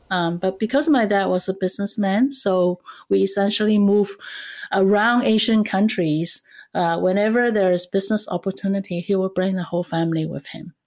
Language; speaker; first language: English; non-native, fluent; Cantonese